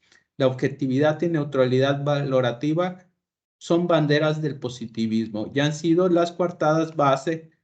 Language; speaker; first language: Spanish; native; Spanish